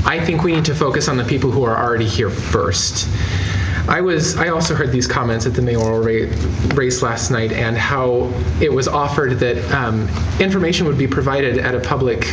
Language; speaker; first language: English; native; English